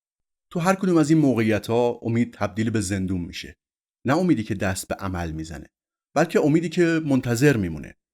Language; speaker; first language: Persian; native; Persian